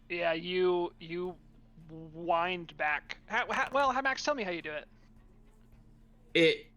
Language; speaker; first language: English; native; English